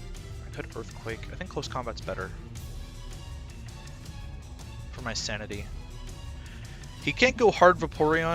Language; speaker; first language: English; native; English